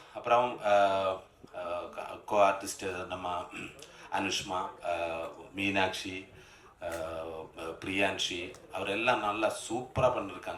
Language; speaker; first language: Tamil; non-native, learner; Malayalam